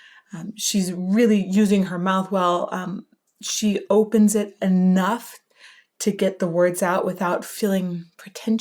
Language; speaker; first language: English; native; English